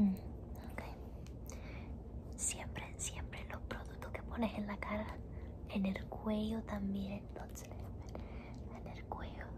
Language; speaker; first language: Spanish; early bilingual, heritage; Spanish